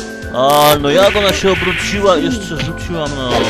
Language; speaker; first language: Polish; native; Polish